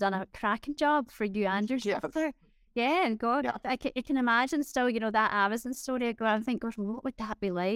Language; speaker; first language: English; native; English